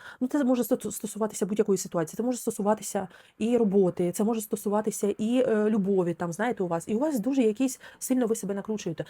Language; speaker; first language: Ukrainian; non-native, local second language; Russian